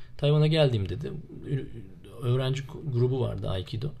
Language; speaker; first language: Turkish; native; Turkish